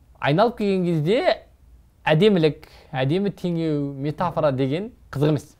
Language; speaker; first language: Kazakh; native; Kazakh